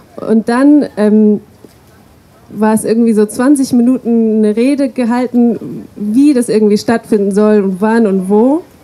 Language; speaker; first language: German; non-native, fluent; English